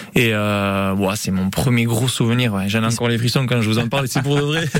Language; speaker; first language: French; native; French